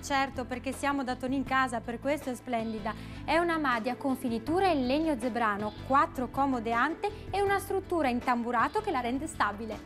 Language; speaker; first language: Italian; native; Italian